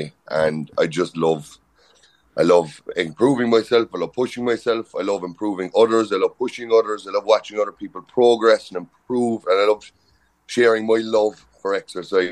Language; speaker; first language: English; native; English